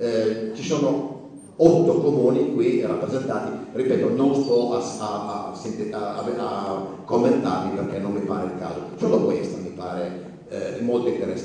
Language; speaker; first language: Italian; native; Italian